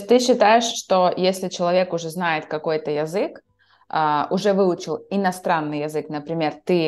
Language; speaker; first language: Russian; native; Russian